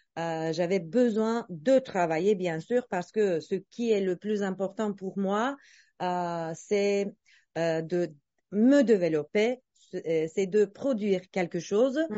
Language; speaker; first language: French; non-native, fluent; Turkish